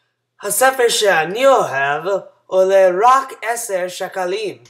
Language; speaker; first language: Hebrew; non-native, learner; English